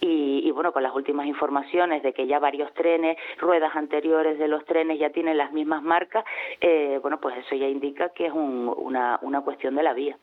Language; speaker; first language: Spanish; native; Spanish